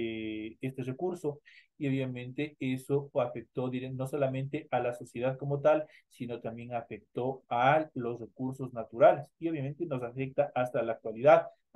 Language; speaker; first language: Spanish; native; Spanish